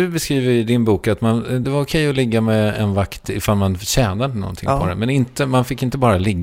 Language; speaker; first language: Swedish; native; Swedish